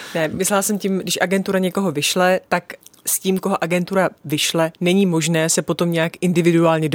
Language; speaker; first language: Czech; native; Czech